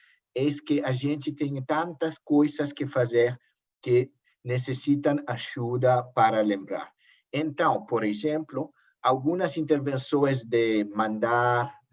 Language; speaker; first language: Portuguese; non-native, learner; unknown